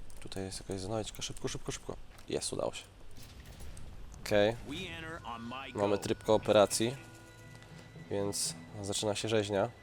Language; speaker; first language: Polish; native; Polish